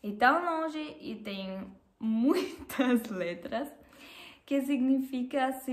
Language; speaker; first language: Portuguese; non-native, learner; German